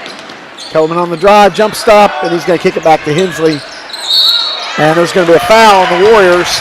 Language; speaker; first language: English; native; English